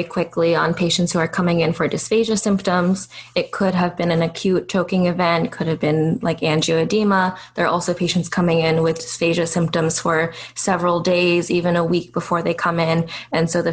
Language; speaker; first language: English; native; English